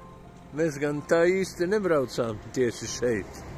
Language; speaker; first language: Latvian; native; Latvian